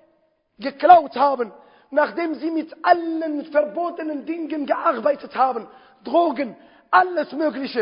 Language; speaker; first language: German; non-native, fluent; Arabic